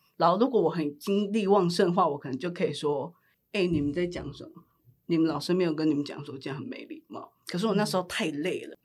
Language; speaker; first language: Chinese; native; Chinese